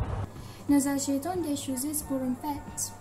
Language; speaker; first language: French; non-native, learner; Malay